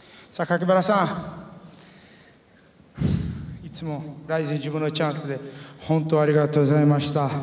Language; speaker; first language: Japanese; non-native, learner; Portuguese